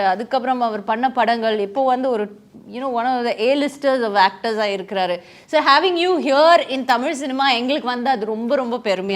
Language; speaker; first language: Tamil; native; Tamil